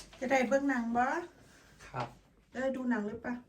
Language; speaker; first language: Thai; native; Thai